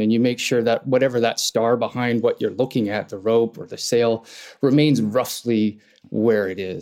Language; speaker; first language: English; native; English